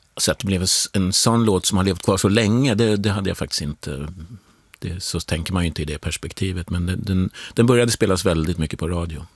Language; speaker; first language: Swedish; native; Swedish